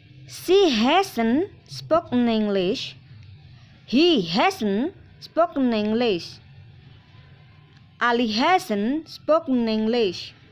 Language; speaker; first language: English; non-native, fluent; Indonesian